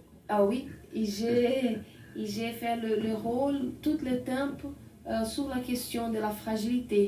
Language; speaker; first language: French; non-native, learner; Portuguese